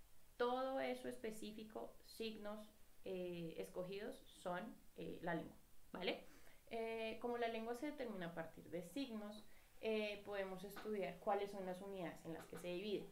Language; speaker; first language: Spanish; native; Spanish